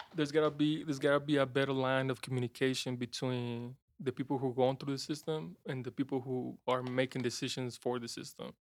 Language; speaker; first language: English; non-native, fluent; Spanish